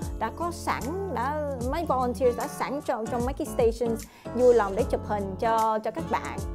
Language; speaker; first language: Vietnamese; early bilingual, heritage; Vietnamese